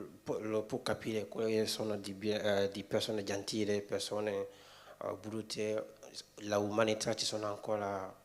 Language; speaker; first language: Italian; non-native, fluent; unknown